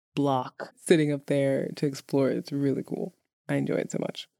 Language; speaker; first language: English; native; English